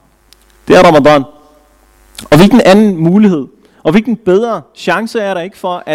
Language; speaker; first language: Danish; early bilingual, other home language; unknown